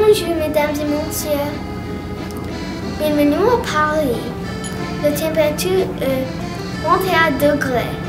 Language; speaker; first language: French; non-native, learner; English